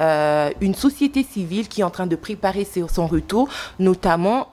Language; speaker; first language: French; non-native, local second language; Lingala